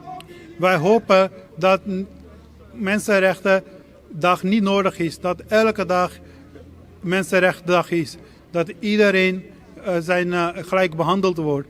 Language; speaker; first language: Dutch; non-native, fluent; Punjabi